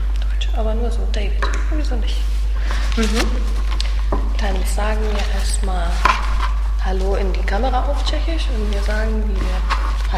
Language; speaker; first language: German; non-native, fluent; Czech